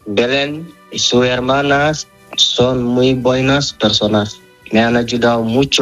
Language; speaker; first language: Spanish; non-native, learner; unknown